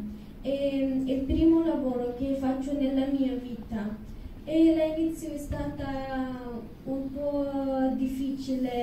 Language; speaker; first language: Italian; non-native, learner; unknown